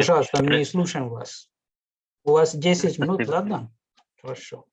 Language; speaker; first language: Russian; non-native, fluent; Hindi